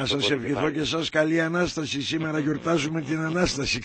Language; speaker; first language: Greek; native; Greek